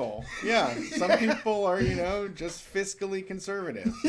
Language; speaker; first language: English; native; English